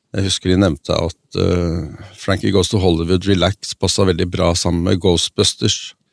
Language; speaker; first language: Norwegian; native; Norwegian